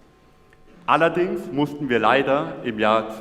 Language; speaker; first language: German; native; German